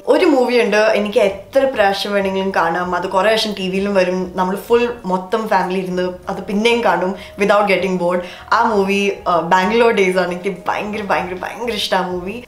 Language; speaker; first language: Malayalam; early bilingual, heritage; Malayalam